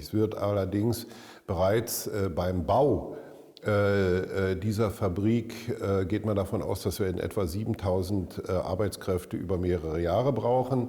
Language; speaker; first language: German; native; German